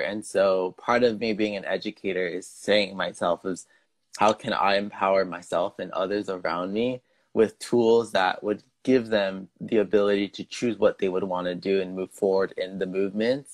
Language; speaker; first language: English; native; English